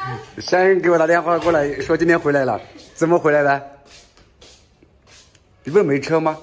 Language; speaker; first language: Chinese; native; Chinese